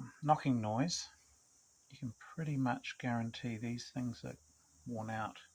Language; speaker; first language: English; native; English